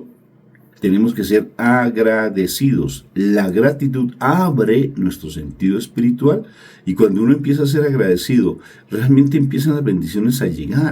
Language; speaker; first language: Spanish; native; Spanish